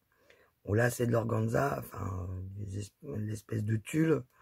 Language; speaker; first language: French; native; French